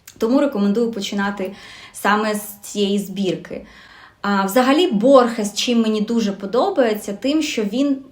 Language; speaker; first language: Ukrainian; non-native, local second language; Russian